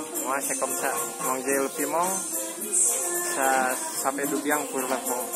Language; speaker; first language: French; non-native, learner; Indonesian